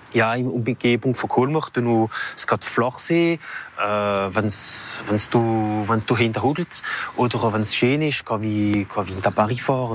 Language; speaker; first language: German; non-native, local second language; French